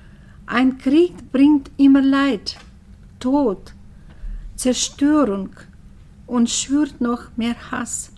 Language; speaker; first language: German; early bilingual, heritage; German